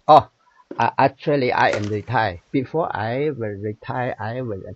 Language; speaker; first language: English; non-native, learner; Chinese